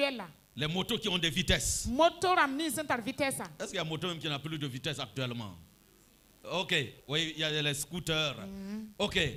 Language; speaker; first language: French; non-native, local second language; Mossi